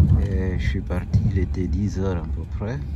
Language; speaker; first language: French; non-native, fluent; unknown